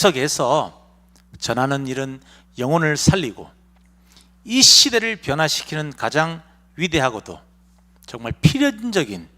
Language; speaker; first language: Korean; native; Korean